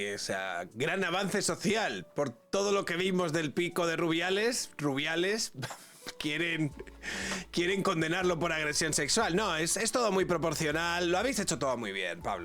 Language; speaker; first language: Spanish; native; Spanish